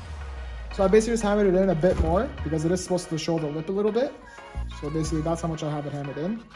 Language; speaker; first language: English; native; English